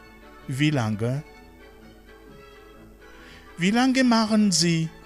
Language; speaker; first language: German; non-native, fluent; Rundi